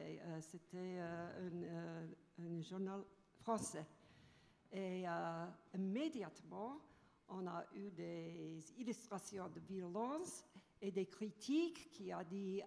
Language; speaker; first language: French; non-native, fluent; English